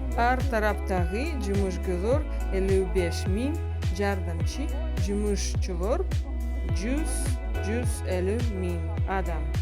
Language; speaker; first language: Kyrgyz; non-native, learner; Russian